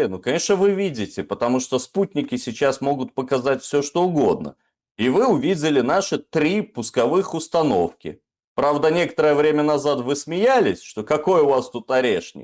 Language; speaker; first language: Russian; native; Russian